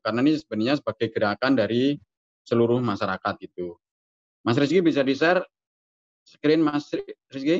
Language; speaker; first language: Indonesian; native; Indonesian